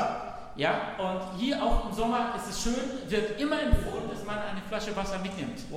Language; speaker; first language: German; non-native, fluent; Arabic